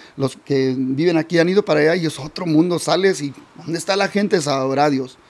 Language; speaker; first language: Spanish; early bilingual, heritage; Spanish